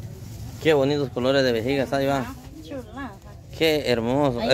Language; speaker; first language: Spanish; native; Spanish